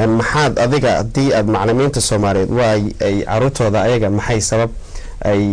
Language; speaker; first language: Somali; early bilingual, heritage; Somali